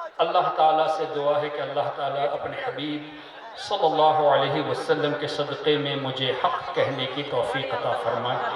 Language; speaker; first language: Urdu; non-native, fluent; Tamil